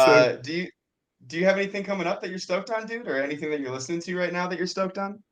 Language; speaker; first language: English; native; English